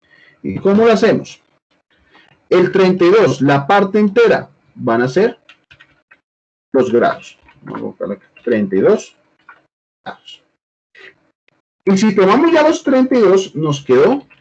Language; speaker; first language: Spanish; native; Spanish